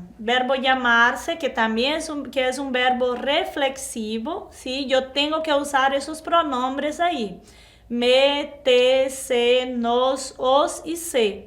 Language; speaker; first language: Spanish; non-native, fluent; Portuguese